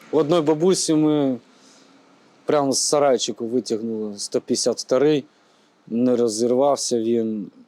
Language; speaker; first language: Ukrainian; native; Ukrainian